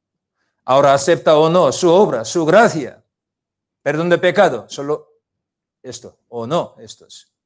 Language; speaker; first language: Spanish; non-native, learner; Korean